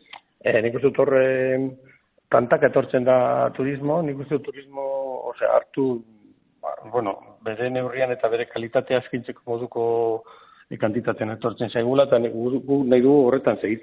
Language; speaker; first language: Basque; non-native, local second language; Spanish